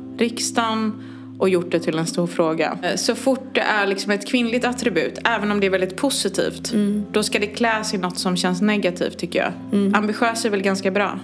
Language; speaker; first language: Swedish; early bilingual, other home language; Persian